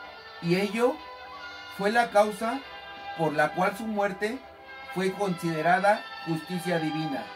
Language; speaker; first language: Spanish; native; Spanish